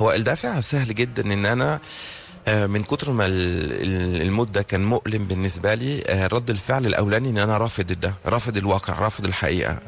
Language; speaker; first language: Arabic; early bilingual, heritage; Arabic